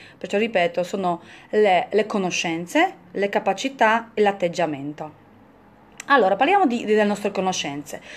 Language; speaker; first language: Italian; non-native, fluent; Polish